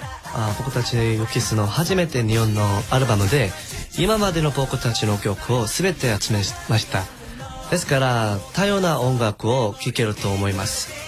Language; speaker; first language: Japanese; non-native, learner; Korean